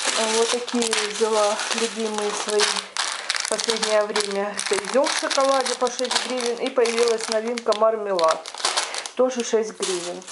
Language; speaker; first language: Russian; non-native, local second language; Ukrainian